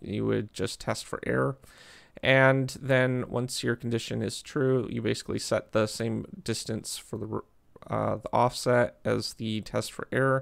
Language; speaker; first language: English; native; English